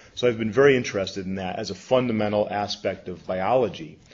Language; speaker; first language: English; native; English